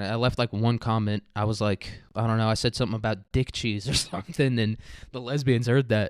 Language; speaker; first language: English; native; English